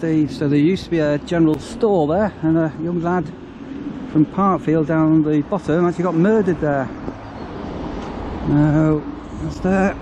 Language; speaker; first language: English; native; English